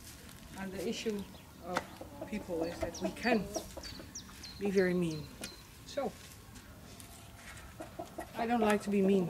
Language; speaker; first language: English; non-native, fluent; Dutch